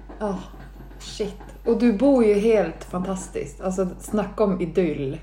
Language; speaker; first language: Swedish; native; Swedish